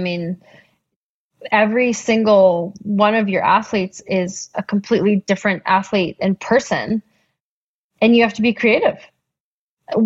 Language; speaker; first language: English; native; English